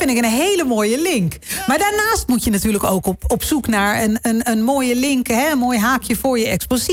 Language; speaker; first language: Dutch; native; Dutch